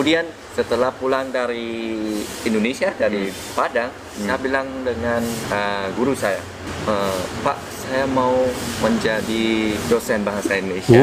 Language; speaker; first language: Indonesian; non-native, fluent; Vietnamese